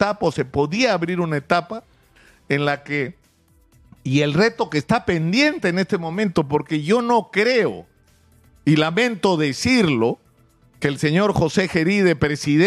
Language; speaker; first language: Spanish; native; Spanish